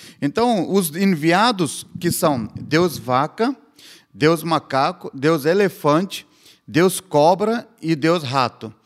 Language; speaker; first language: Portuguese; non-native, fluent; Hindi